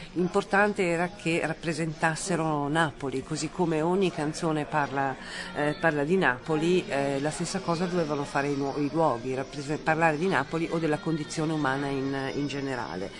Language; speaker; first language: Italian; native; Italian